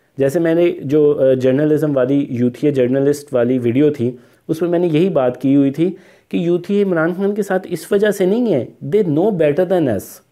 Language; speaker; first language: Urdu; non-native, local second language; Punjabi